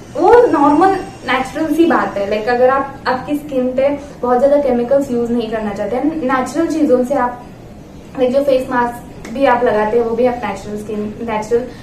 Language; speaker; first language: Hindi; non-native, local second language; Marathi